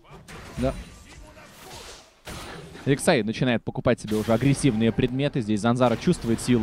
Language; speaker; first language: Russian; native; Russian